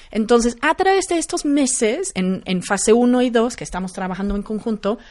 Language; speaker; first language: Spanish; non-native, fluent; English